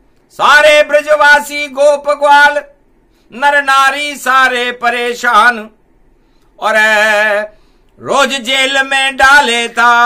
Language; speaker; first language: Hindi; native; Hindi